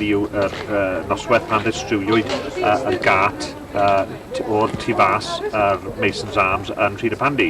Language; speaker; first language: Welsh; native; Welsh